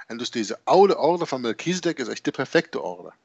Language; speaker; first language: Dutch; native; Dutch